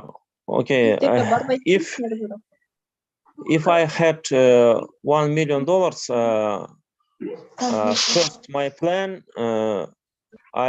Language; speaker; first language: English; non-native, learner; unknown